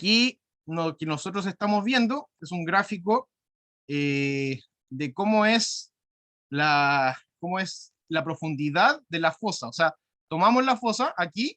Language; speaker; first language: Spanish; native; Spanish